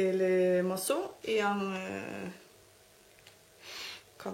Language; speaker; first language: French; non-native, learner; Danish